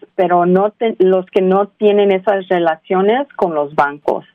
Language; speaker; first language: Spanish; early bilingual, heritage; Spanish